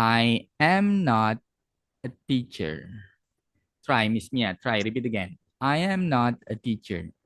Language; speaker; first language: English; non-native, fluent; Indonesian